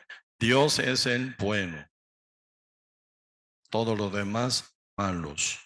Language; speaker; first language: Spanish; non-native, learner; Korean